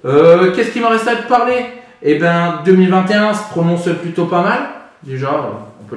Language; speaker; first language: French; native; French